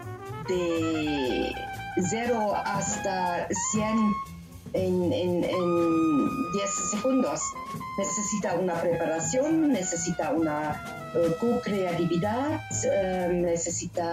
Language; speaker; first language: Spanish; non-native, learner; German